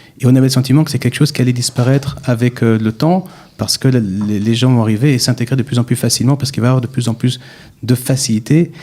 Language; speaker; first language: French; native; French